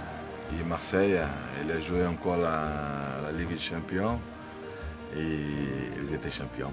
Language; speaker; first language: French; non-native, fluent; Portuguese